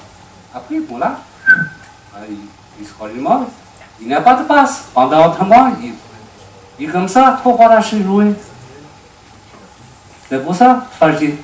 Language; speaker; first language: French; non-native, learner; Chinese